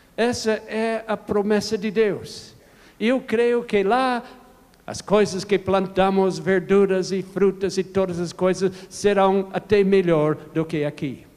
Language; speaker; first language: Portuguese; non-native, fluent; English